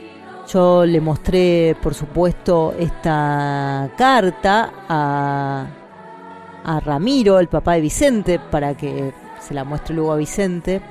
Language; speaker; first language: Spanish; native; Spanish